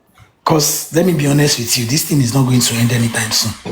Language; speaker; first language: English; non-native, local second language; Yoruba